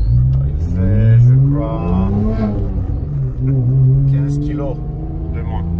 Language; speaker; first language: French; non-native, fluent; Romanian